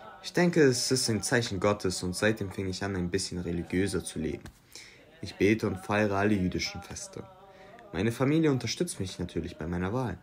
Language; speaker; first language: German; early bilingual, other home language; Russian